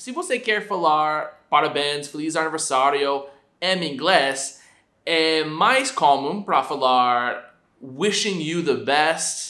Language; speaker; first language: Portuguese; non-native, fluent; English